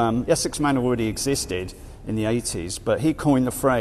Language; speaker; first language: English; native; English